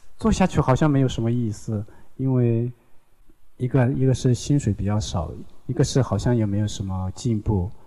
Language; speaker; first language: Chinese; non-native, local second language; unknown